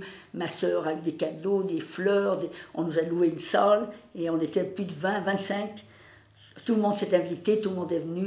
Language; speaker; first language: French; native; French